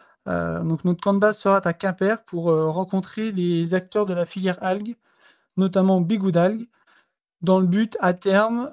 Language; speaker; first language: French; native; French